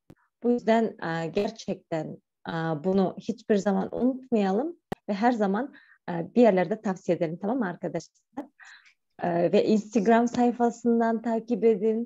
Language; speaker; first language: Turkish; non-native, fluent; Kyrgyz